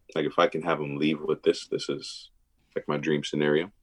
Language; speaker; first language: English; native; English